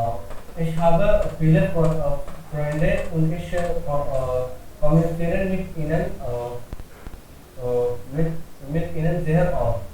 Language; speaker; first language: German; non-native, learner; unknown